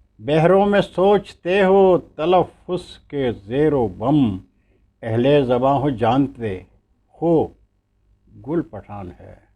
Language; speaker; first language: Urdu; non-native, local second language; Pashto